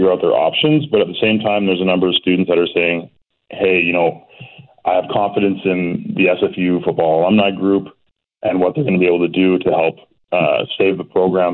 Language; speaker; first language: English; native; English